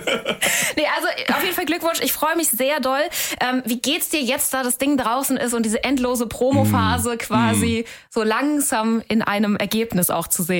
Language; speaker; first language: German; native; German